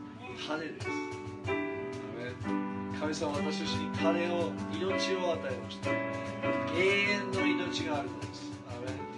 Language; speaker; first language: Japanese; non-native, fluent; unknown